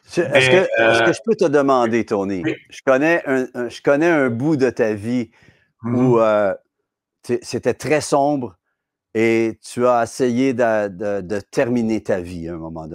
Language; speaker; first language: French; native; French